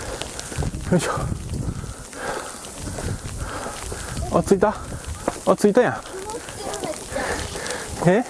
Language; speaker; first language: Japanese; native; Japanese